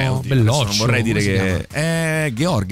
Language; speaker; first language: Italian; native; Italian